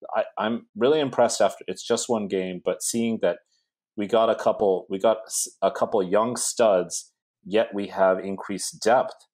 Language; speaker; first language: English; native; English